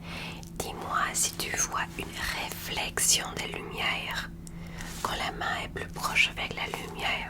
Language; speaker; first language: French; non-native, learner; English